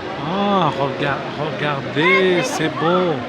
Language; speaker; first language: French; non-native, learner; Spanish